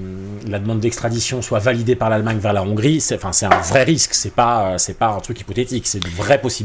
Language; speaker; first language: French; native; French